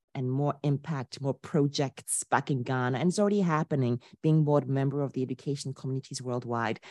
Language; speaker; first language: English; non-native, local second language; Akan